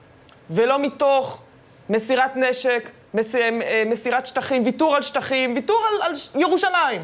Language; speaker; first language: Hebrew; native; Hebrew